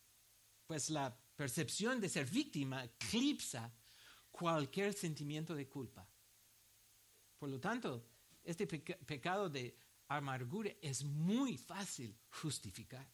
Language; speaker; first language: Spanish; non-native, fluent; English